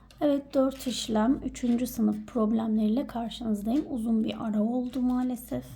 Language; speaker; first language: Turkish; native; Turkish